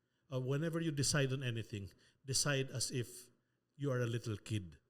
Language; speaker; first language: English; non-native, local second language; Filipino